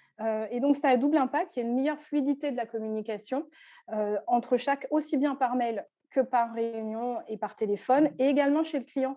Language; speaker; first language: French; native; French